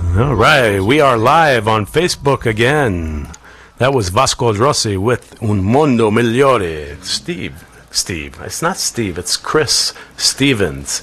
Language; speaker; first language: English; native; English